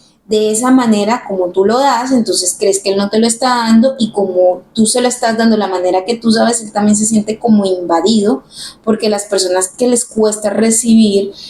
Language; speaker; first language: Spanish; native; Spanish